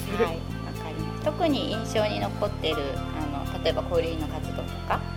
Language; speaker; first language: Japanese; native; Japanese